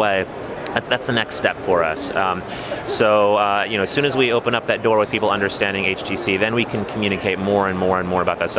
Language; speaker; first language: English; native; English